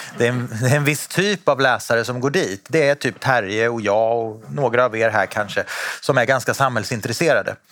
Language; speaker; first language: Swedish; native; Swedish